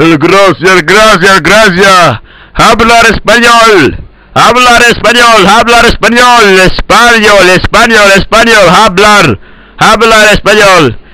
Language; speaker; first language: Spanish; non-native, learner; English